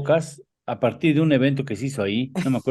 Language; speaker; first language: Spanish; native; Spanish